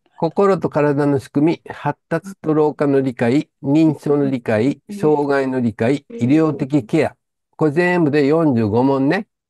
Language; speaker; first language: Japanese; native; Japanese